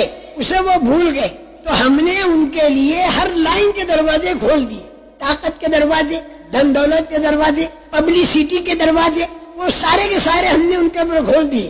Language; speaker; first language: Urdu; native; Urdu